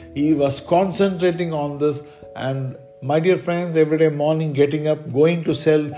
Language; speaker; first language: English; non-native, local second language; Malayalam